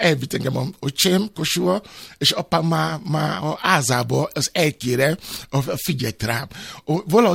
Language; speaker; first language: Hungarian; non-native, learner; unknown